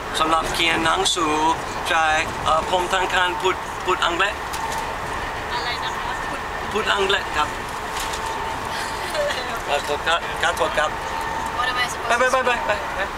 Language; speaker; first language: Thai; non-native, learner; English